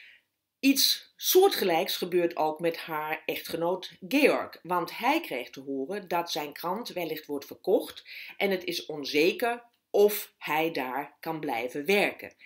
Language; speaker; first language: Dutch; non-native, fluent; German